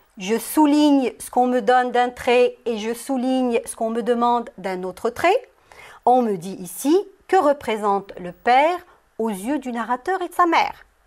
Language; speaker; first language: French; non-native, local second language; Arabic